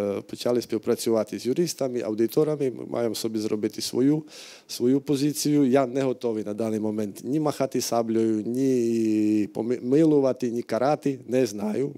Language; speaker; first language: Ukrainian; non-native, fluent; Slovak